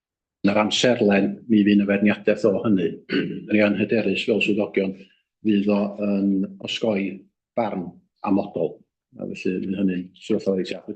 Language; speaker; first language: Welsh; native; Welsh